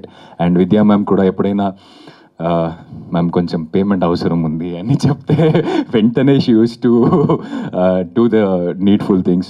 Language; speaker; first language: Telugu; non-native, fluent; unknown